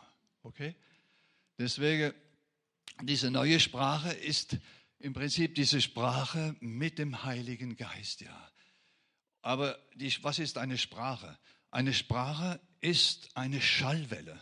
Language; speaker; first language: German; non-native, fluent; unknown